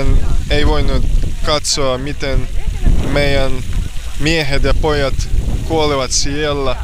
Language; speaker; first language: Finnish; non-native, learner; Ukrainian